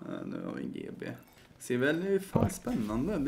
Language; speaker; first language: Swedish; native; Swedish